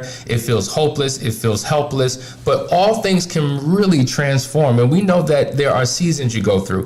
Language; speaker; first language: English; native; English